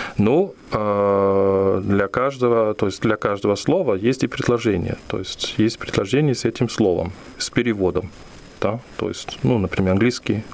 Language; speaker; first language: Russian; non-native, fluent; German